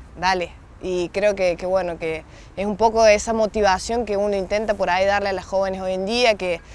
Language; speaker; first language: Spanish; native; Spanish